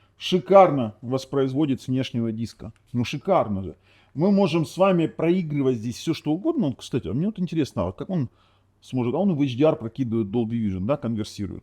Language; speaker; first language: Russian; non-native, local second language; Ukrainian